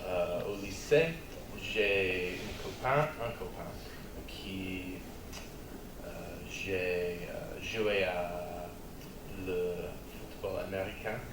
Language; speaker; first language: French; non-native, learner; English